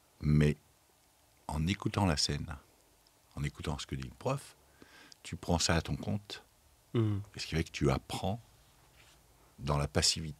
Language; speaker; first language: French; native; French